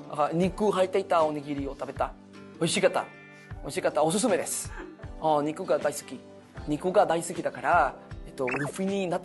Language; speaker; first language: Japanese; non-native, learner; Spanish